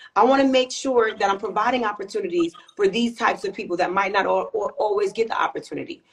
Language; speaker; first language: English; native; English